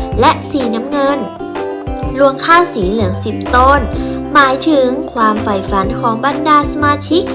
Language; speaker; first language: Thai; native; Thai